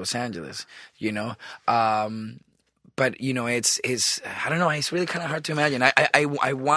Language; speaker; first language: English; non-native, fluent; Spanish